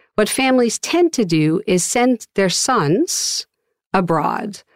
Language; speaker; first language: English; non-native, fluent; Dutch